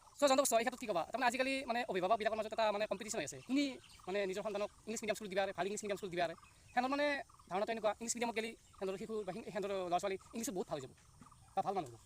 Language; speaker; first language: Assamese; native; Assamese